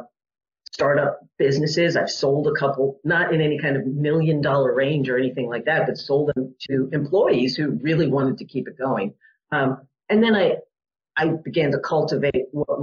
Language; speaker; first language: English; native; English